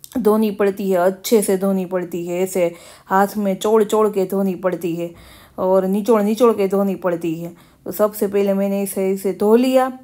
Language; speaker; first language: Hindi; non-native, local second language; Gujarati